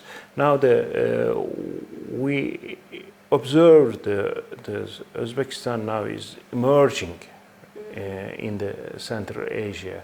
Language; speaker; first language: English; non-native, fluent; Turkish